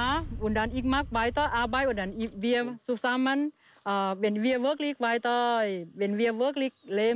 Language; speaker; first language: German; non-native, learner; Thai